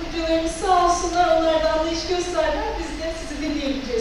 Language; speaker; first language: Turkish; native; Turkish